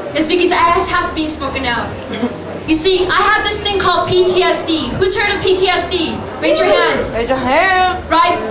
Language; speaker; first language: English; native; English